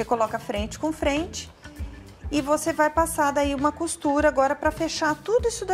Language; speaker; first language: Portuguese; native; Portuguese